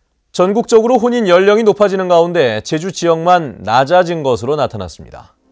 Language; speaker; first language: Korean; native; Korean